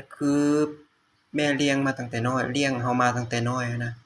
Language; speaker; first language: Lao; native; Lao